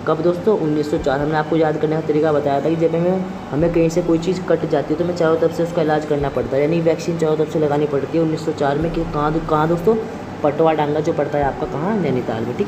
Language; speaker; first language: Hindi; native; Hindi